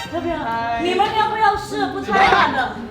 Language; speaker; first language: Chinese; non-native, fluent; Indonesian